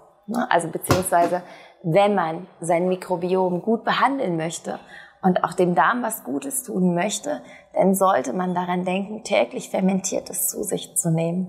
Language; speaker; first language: German; native; German